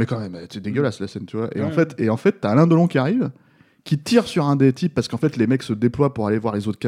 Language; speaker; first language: French; native; French